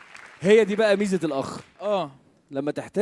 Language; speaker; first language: Arabic; native; Arabic